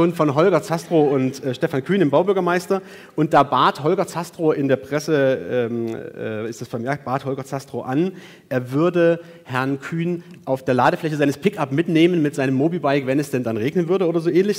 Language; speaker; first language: German; native; German